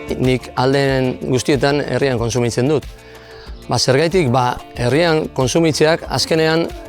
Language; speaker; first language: Basque; native; Basque